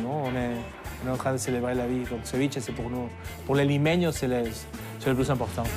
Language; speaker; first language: French; non-native, fluent; Spanish